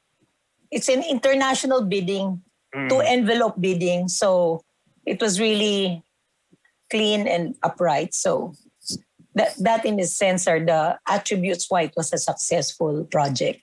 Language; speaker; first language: English; non-native, local second language; Filipino